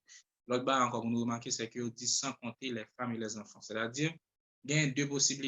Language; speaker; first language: French; non-native, local second language; Haitian Creole